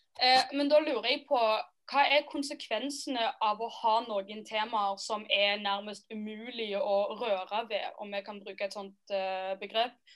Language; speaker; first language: Norwegian; native; Norwegian